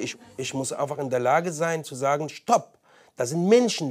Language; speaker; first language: German; non-native, fluent; Arabic